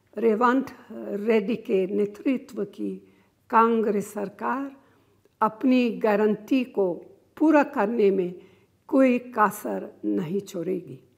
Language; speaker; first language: Hindi; non-native, fluent; Italian